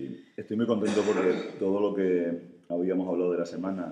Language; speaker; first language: Spanish; native; Spanish